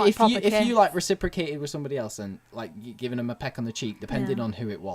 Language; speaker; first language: English; native; English